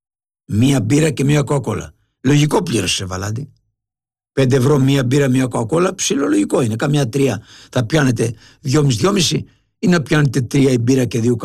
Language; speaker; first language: Greek; native; Greek